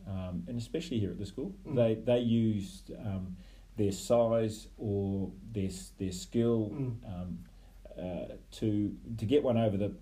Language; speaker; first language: English; native; English